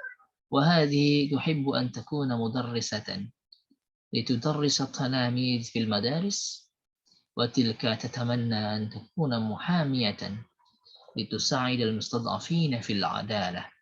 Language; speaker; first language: Arabic; non-native, fluent; Indonesian